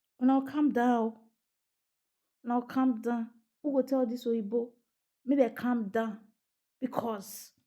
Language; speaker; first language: Nigerian Pidgin; native; Nigerian Pidgin